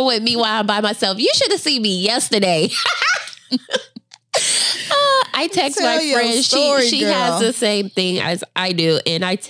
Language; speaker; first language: English; native; English